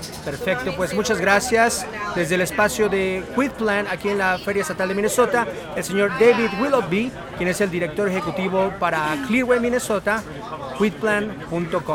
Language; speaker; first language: Spanish; native; Spanish